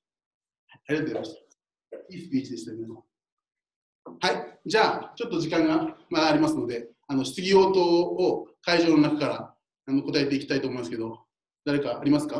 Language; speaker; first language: Japanese; native; Japanese